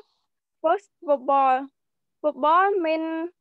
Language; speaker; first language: English; non-native, learner; Khmer